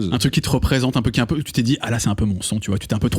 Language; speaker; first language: French; native; French